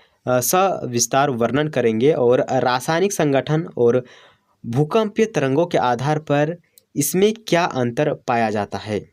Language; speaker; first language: Hindi; native; Hindi